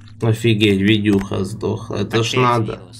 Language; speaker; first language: Russian; native; Russian